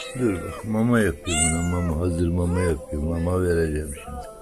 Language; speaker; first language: Turkish; native; Turkish